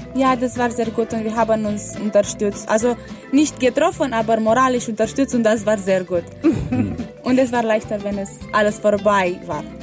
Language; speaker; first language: German; non-native, learner; Romanian